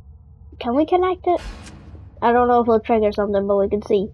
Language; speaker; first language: English; native; English